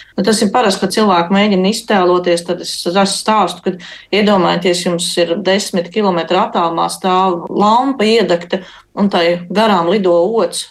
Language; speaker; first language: Latvian; native; Latvian